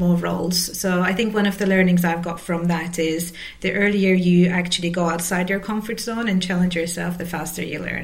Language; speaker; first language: English; non-native, fluent; Turkish